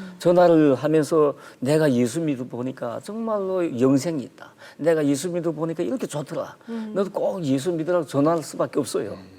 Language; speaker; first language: Korean; native; Korean